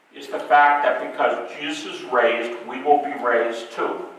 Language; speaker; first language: English; native; English